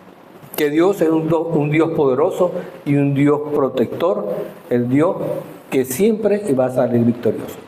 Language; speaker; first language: Spanish; native; Spanish